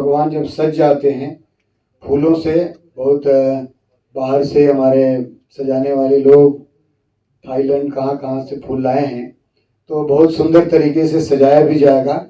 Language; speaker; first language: Hindi; native; Hindi